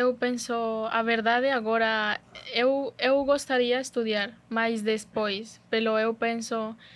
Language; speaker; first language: Portuguese; non-native, learner; Spanish